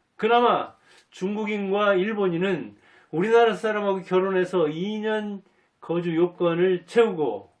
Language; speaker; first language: Korean; native; Korean